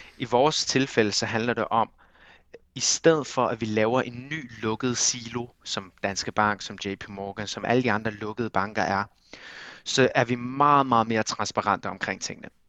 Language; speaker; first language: Danish; early bilingual, other home language; Armenian